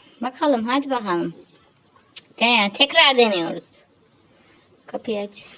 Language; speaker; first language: Turkish; native; Turkish